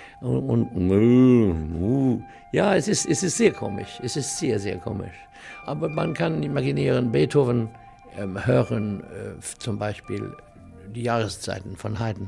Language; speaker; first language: German; non-native, learner; English